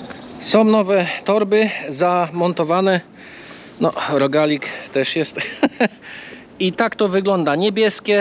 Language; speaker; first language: Polish; native; Polish